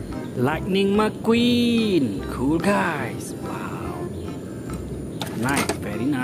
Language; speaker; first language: English; non-native, learner; Indonesian